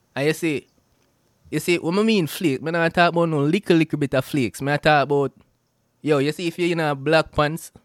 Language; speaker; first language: English; non-native, local second language; Jamaican Creole English